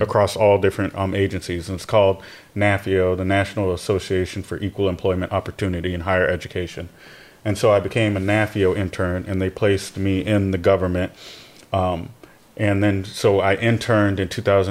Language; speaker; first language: English; native; English